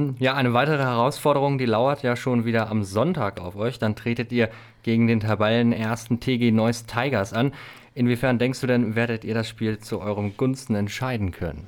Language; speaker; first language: German; native; German